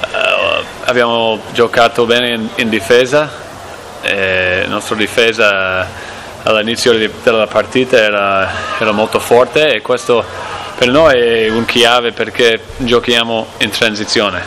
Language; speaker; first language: Italian; non-native, learner; English